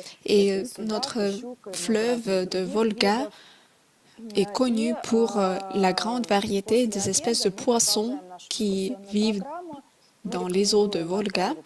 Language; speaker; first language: French; non-native, fluent; Russian